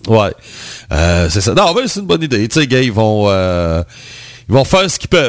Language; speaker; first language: French; native; French